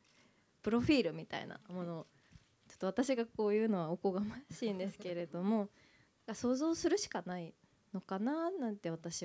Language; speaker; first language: Japanese; native; Japanese